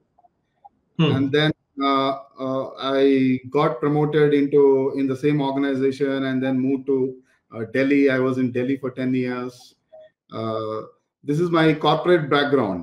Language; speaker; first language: English; non-native, local second language; Telugu